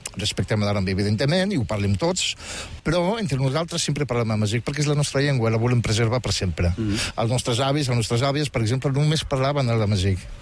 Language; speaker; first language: Catalan; non-native, fluent; Riffian